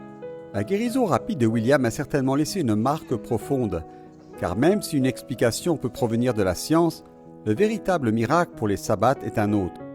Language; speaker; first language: French; native; French